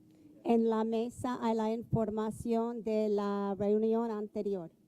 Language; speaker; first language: Spanish; non-native, fluent; English